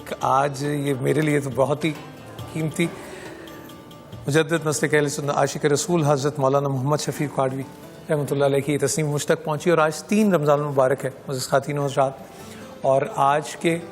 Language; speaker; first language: Urdu; native; Urdu